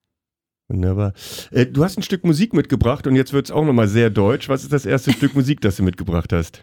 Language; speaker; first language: German; native; German